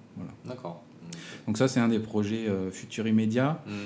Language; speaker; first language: French; native; French